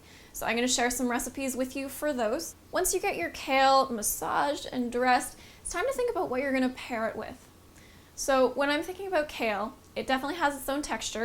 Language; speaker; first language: English; native; English